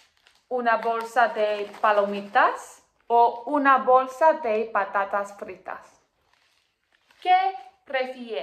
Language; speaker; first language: Spanish; non-native, fluent; English